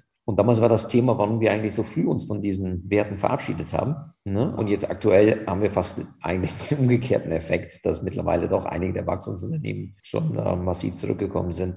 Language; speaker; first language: German; native; German